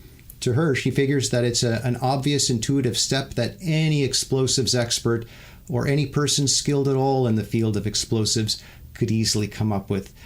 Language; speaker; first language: English; native; English